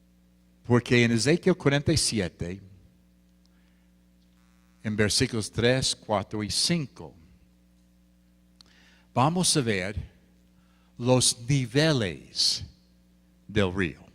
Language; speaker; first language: Spanish; non-native, fluent; English